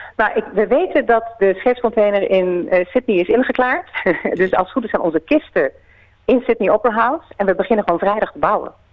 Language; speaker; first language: Dutch; native; Dutch